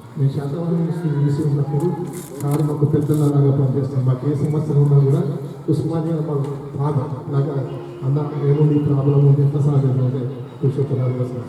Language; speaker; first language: Telugu; non-native, local second language; Urdu